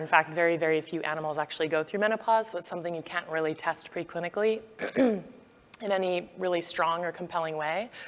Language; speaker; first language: English; native; English